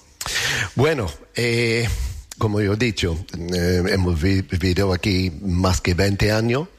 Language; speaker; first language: Spanish; non-native, learner; English